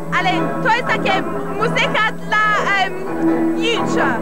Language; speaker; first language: Polish; early bilingual, heritage; Polish